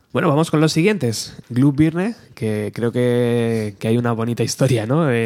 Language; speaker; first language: Spanish; native; Spanish